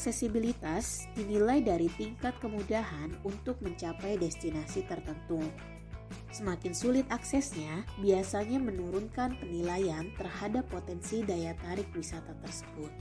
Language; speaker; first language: Indonesian; native; Indonesian